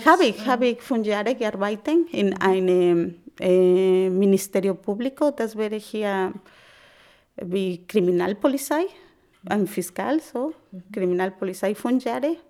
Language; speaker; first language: German; non-native, learner; Spanish